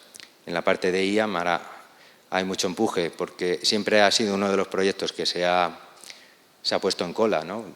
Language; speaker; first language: Spanish; native; Spanish